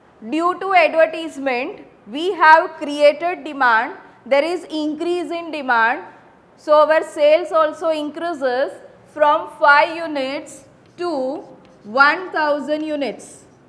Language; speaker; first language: English; non-native, local second language; Gujarati